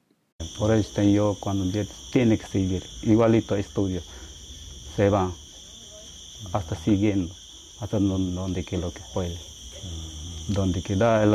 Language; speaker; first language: Spanish; non-native, local second language; Shipibo-Conibo